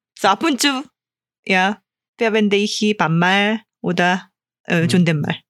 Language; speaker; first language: German; non-native, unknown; Korean